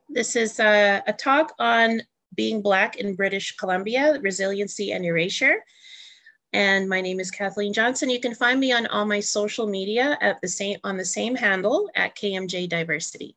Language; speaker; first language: English; native; English